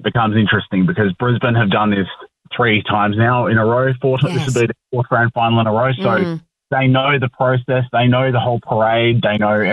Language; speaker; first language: English; native; English